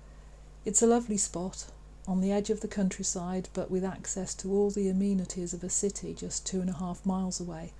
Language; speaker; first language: English; native; English